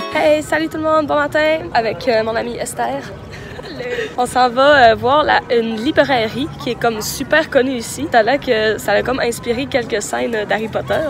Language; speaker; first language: French; native; French